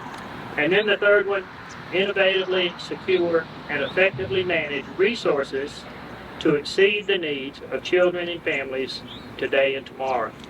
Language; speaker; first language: English; native; English